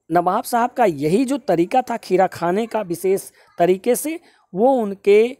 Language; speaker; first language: Hindi; native; Hindi